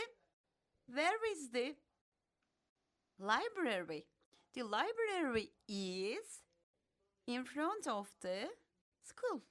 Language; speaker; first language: English; non-native, fluent; Turkish